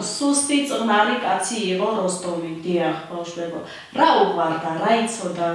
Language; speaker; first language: Georgian; non-native, local second language; Armenian